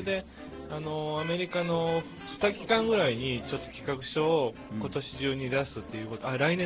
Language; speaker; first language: Japanese; native; Japanese